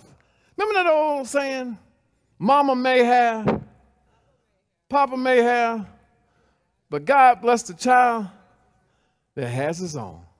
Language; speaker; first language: English; native; English